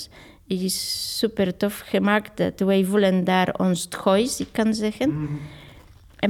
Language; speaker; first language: Dutch; non-native, fluent; Polish